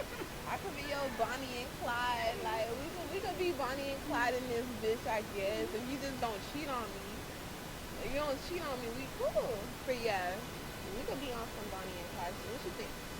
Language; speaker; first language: English; native; English